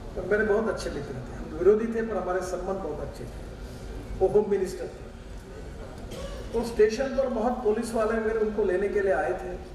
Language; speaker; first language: Hindi; non-native, local second language; Marathi